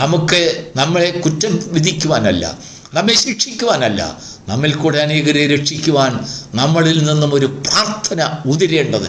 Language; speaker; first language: Malayalam; native; Malayalam